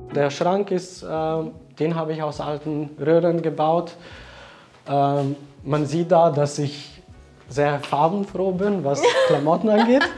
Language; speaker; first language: German; non-native, fluent; Slovenian